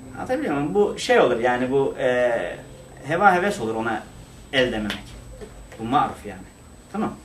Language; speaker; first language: Turkish; non-native, local second language; Kurdish